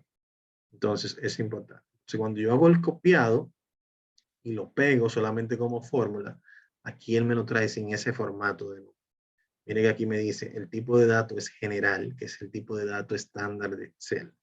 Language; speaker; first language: Spanish; native; Spanish